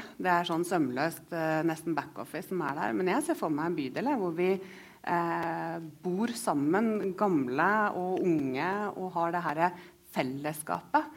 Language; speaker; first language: Norwegian; native; Norwegian